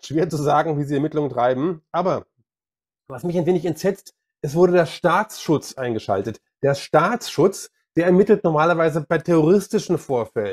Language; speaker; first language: German; native; German